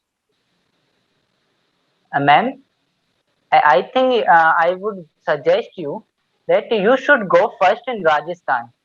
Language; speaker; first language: English; non-native, learner; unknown